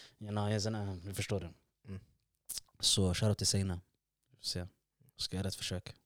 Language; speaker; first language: Swedish; early bilingual, other home language; Arabic